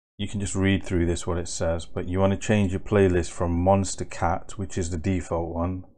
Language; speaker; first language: English; native; English